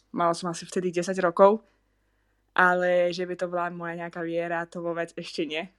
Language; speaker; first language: Slovak; non-native, fluent; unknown